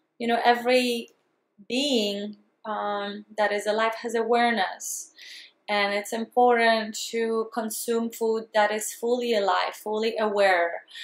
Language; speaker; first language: English; non-native, fluent; Polish